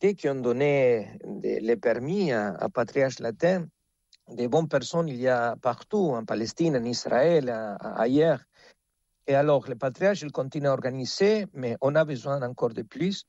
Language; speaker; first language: French; non-native, fluent; Spanish